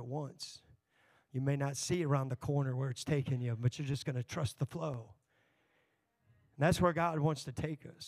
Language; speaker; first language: English; native; English